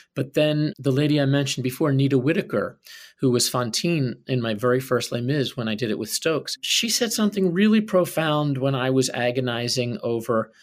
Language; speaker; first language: English; native; English